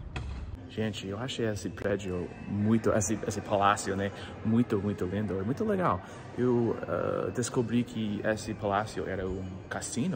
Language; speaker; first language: Portuguese; non-native, learner; English